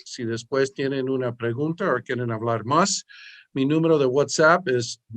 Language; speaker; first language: Spanish; early bilingual, heritage; English